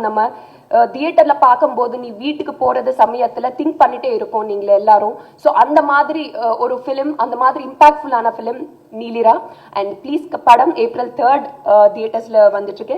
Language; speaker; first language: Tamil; non-native, fluent; Telugu